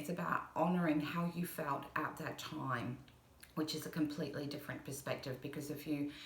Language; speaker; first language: English; native; English